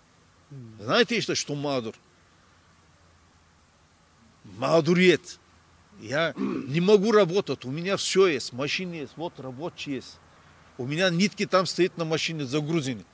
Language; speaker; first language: Russian; non-native, learner; Turkish